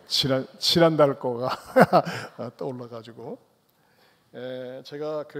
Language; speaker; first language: Korean; native; Korean